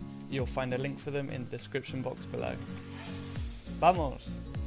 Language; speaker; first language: English; native; English